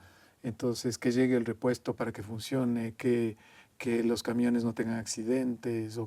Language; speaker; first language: Spanish; native; Spanish